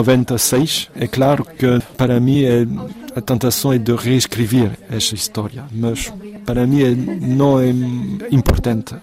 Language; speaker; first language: Portuguese; non-native, fluent; French